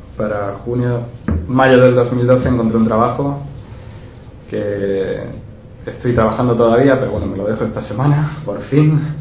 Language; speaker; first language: Spanish; native; Spanish